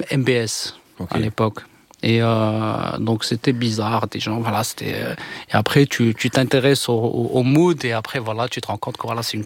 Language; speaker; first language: French; non-native, local second language; Arabic